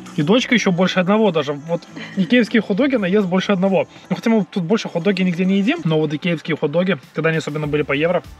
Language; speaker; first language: Russian; native; Russian